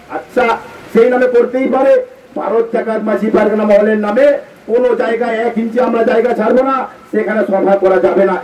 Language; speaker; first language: Bangla; non-native, local second language; Santali